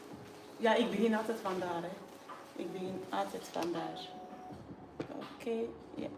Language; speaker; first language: Dutch; non-native, fluent; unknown